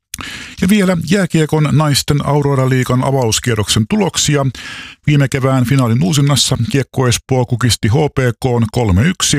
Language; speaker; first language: Finnish; native; Finnish